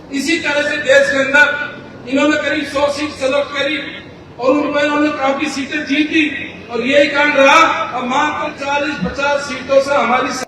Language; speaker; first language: Hindi; native; Hindi